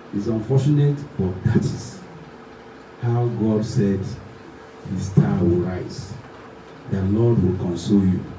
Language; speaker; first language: English; non-native, local second language; Yoruba